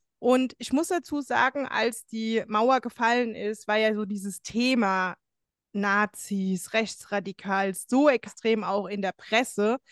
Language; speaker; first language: German; native; German